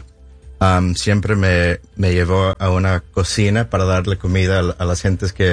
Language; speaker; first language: Spanish; early bilingual, heritage; Spanish